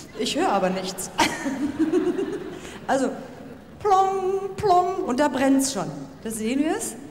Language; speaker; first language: German; native; German